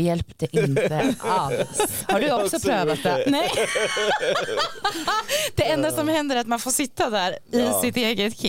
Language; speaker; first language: Swedish; native; Swedish